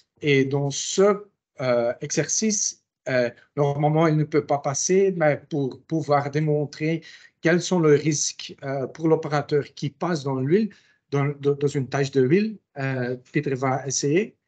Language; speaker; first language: French; non-native, local second language; Dutch